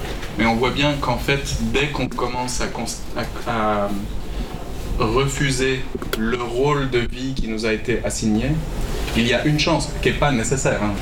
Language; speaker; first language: French; native; French